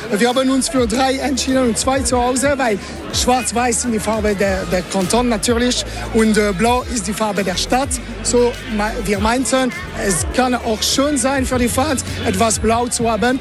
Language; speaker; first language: German; non-native, learner; French